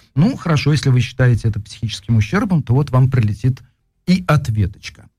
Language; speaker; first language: Russian; native; Russian